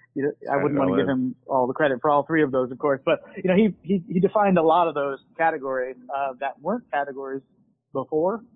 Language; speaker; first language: English; native; English